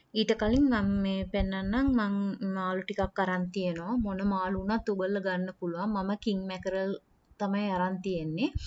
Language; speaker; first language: Sinhala; non-native, local second language; Tamil